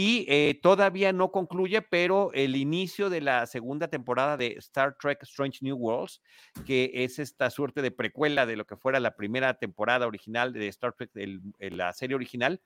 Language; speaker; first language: Spanish; native; Spanish